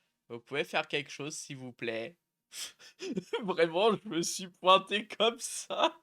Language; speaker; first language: French; native; French